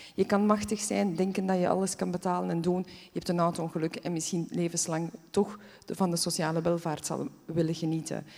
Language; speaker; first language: Dutch; early bilingual, other home language; Polish